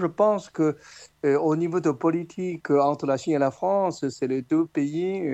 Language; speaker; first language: French; non-native, fluent; Chinese